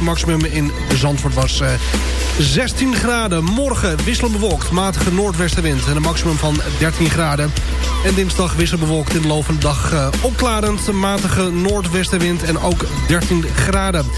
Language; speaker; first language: Dutch; native; Dutch